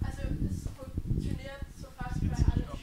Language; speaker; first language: German; non-native, fluent; Danish